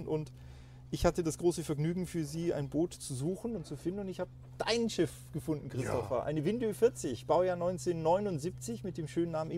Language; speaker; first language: German; native; German